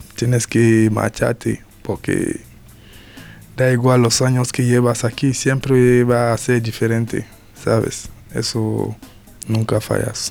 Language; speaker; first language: Spanish; non-native, learner; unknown